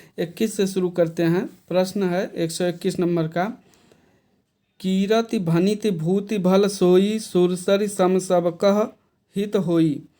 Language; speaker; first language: Hindi; native; Hindi